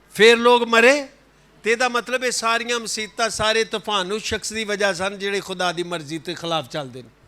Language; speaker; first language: Urdu; non-native, local second language; Punjabi